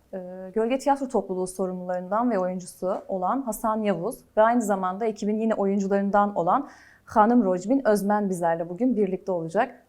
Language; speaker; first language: Turkish; native; Turkish